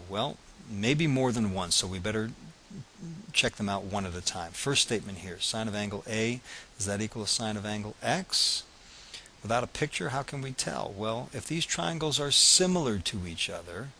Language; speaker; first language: English; native; English